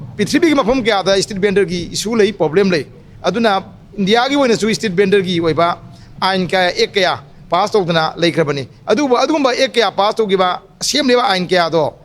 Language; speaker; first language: Manipuri; native; Manipuri